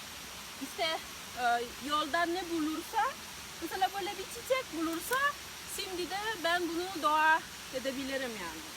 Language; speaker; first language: Turkish; non-native, learner; Indonesian